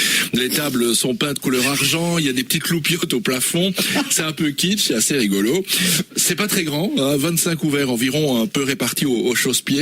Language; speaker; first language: French; native; French